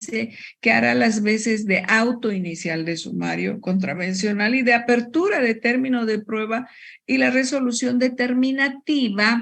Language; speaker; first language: Spanish; native; Spanish